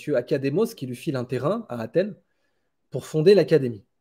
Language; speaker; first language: French; native; French